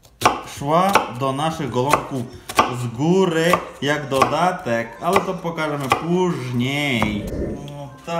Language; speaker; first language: Polish; non-native, fluent; Ukrainian